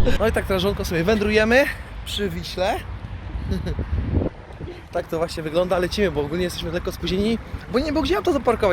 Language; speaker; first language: Polish; native; Polish